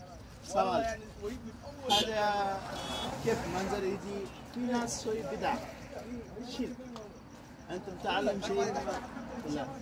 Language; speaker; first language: Arabic; non-native, learner; Bangla